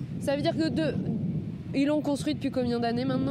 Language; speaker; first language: French; native; French